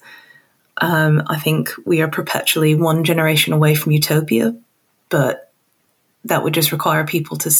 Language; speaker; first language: English; native; English